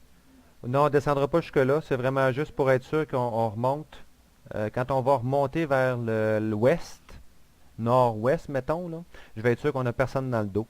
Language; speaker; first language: French; native; French